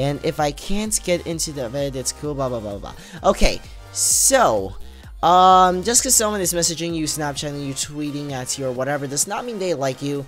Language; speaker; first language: English; native; English